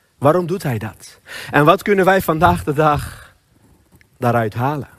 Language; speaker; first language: Dutch; non-native, fluent; Armenian